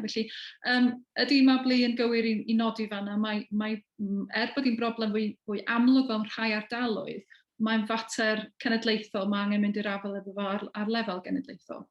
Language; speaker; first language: Welsh; native; Welsh